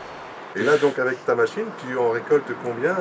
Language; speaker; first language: French; native; French